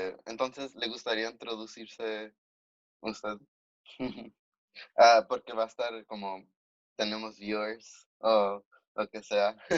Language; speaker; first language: Spanish; early bilingual, heritage; Spanish